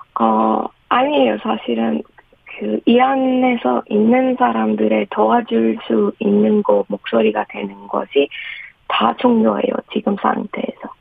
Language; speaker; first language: Korean; non-native, fluent; Persian